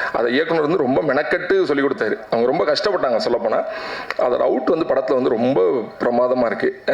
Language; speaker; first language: Tamil; native; Tamil